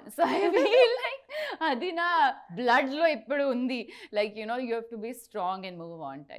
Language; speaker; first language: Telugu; non-native, learner; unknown